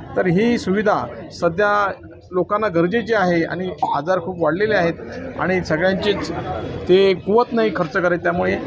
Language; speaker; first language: Marathi; native; Marathi